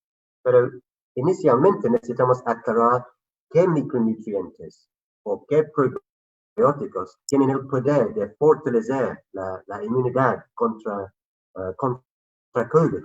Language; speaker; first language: Spanish; non-native, fluent; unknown